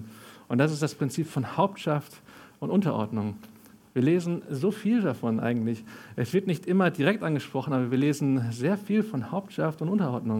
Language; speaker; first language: German; native; German